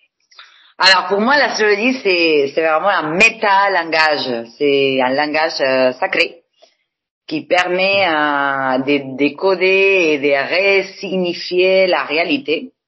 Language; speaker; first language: French; non-native, fluent; Spanish